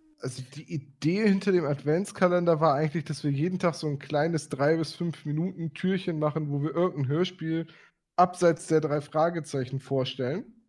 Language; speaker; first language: German; native; German